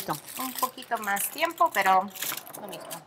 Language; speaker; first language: Spanish; early bilingual, heritage; Spanish